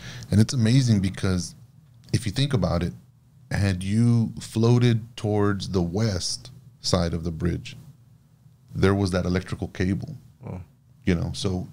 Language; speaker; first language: English; early bilingual, other home language; Spanish